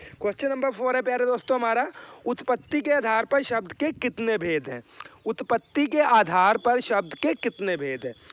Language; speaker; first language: Hindi; native; Hindi